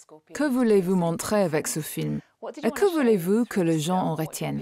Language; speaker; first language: French; native; French